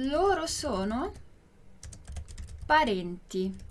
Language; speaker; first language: Italian; non-native, fluent; Portuguese